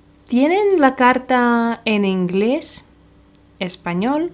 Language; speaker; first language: Spanish; non-native, fluent; Russian